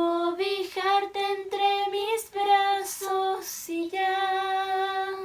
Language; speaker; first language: Spanish; native; Spanish